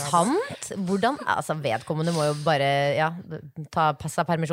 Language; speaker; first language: Norwegian; native; Norwegian